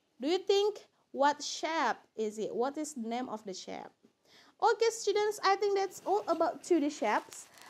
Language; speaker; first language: English; non-native, learner; Indonesian